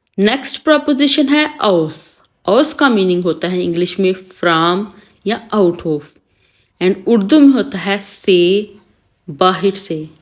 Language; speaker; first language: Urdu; native; Urdu